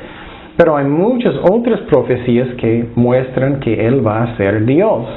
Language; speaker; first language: Spanish; non-native, fluent; English